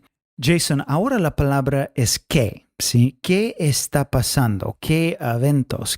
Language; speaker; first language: Spanish; non-native, fluent; English